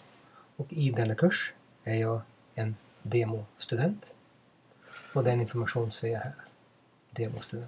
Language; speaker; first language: Swedish; non-native, fluent; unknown